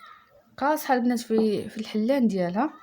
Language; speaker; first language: Arabic; native; Arabic